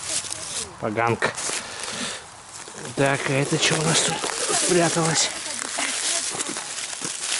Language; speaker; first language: Russian; native; Russian